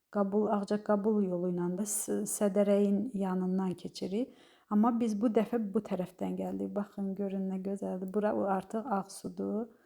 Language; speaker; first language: Azerbaijani; native; Azerbaijani